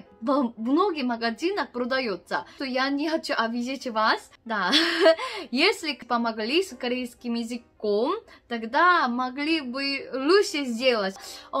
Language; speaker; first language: Russian; non-native, learner; Korean